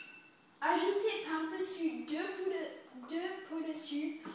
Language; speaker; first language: French; early bilingual, other home language; English